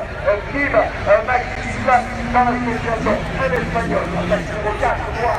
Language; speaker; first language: French; native; French